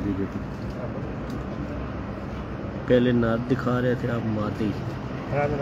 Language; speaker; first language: Hindi; non-native, local second language; Punjabi